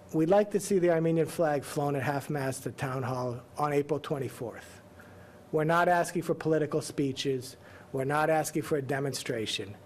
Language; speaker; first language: English; native; English